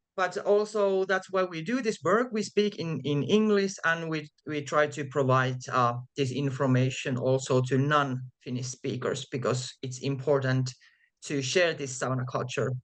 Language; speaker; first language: English; non-native, fluent; Finnish